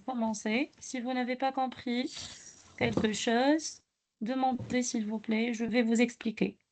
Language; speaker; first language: French; non-native, local second language; Arabic